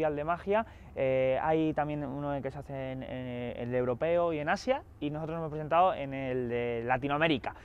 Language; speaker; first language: Spanish; native; Spanish